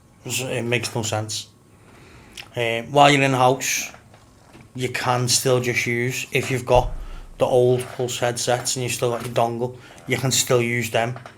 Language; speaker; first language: English; native; English